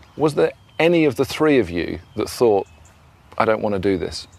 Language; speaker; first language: English; native; English